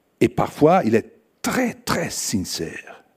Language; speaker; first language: French; non-native, fluent; Italian